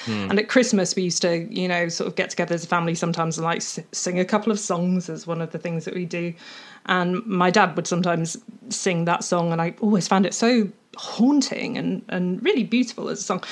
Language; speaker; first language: English; native; English